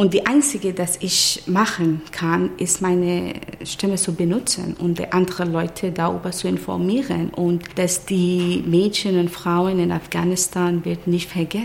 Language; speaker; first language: German; non-native, learner; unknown